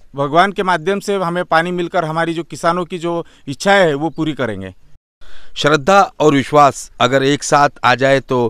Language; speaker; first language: Hindi; non-native, local second language; Marathi